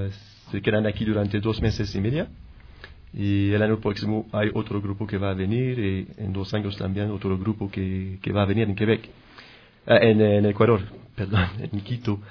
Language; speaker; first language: Spanish; non-native, fluent; French